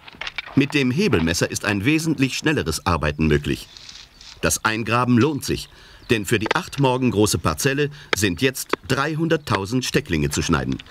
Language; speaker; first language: German; native; German